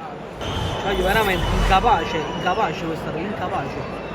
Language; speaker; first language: Italian; native; Italian